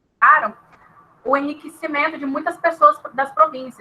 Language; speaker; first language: Portuguese; native; Portuguese